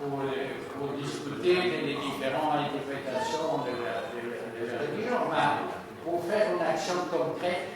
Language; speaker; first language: French; non-native, learner; Spanish